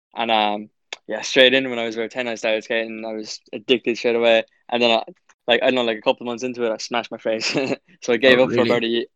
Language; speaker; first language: English; native; English